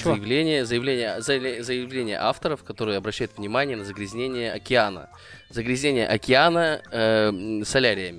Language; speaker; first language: Russian; native; Russian